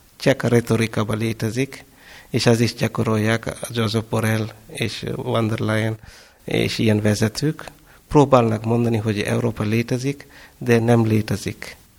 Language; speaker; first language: Hungarian; non-native, fluent; Kannada